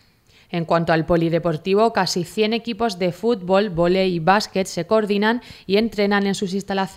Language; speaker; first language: Spanish; native; Spanish